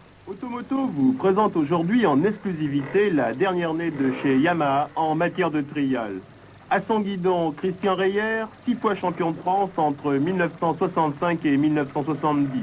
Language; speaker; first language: French; native; French